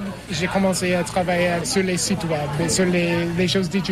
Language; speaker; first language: French; non-native, learner; English